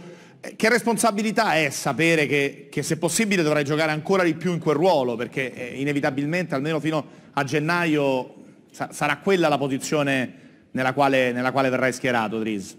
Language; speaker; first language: Italian; native; Italian